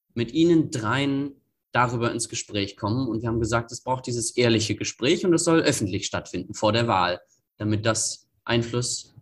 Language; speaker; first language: German; native; German